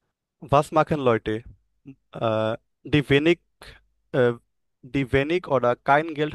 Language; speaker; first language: German; non-native, learner; Bangla